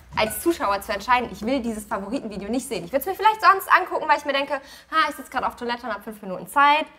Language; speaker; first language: German; native; German